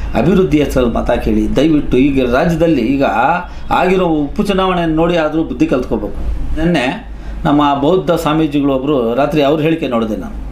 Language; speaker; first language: Kannada; non-native, local second language; Urdu